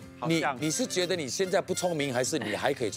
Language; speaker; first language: Chinese; native; Chinese